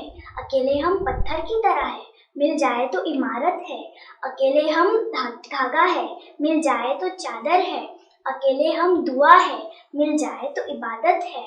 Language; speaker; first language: Hindi; non-native, local second language; Marathi